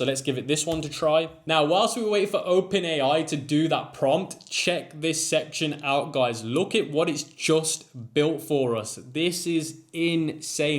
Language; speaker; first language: English; native; English